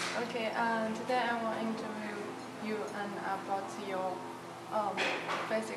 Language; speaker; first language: English; non-native, learner; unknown